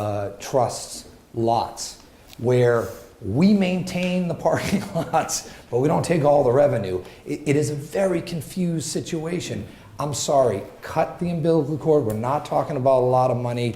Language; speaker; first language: English; native; English